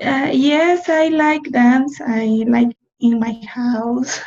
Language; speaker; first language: English; non-native, learner; Spanish